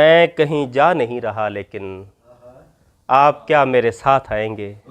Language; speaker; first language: Urdu; native; Urdu